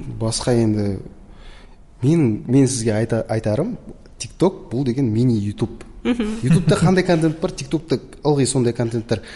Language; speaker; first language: Kazakh; native; Kazakh